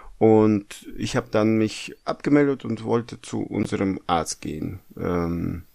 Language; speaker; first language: German; native; German